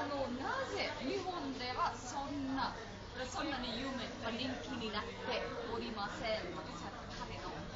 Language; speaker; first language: Japanese; non-native, fluent; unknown